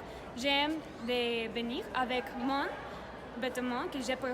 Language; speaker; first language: French; non-native, learner; Spanish